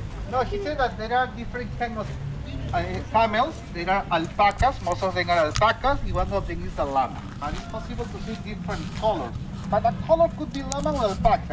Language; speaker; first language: English; non-native, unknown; Spanish